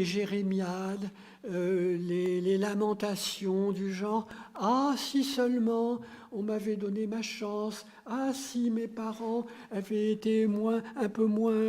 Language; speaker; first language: French; native; French